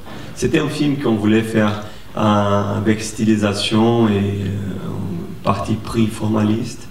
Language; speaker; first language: French; non-native, fluent; Portuguese